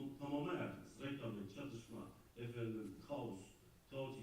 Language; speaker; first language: Turkish; native; Turkish